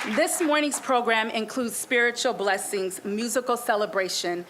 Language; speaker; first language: English; non-native, fluent; Spanish